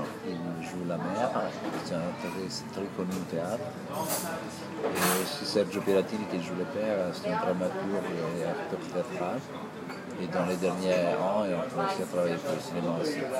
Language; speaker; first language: French; non-native, fluent; Italian